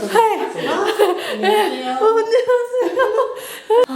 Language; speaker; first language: Japanese; non-native, learner; Korean